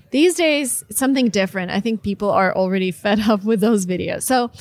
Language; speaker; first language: English; non-native, fluent; Russian